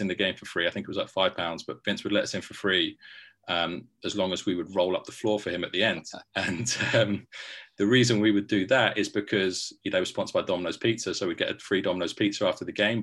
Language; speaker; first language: English; native; English